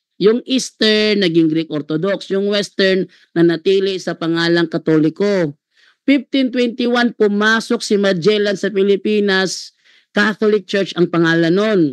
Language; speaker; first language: Filipino; non-native, local second language; Cebuano